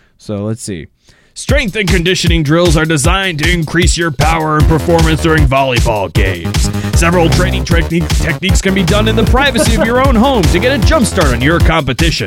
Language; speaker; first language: English; native; English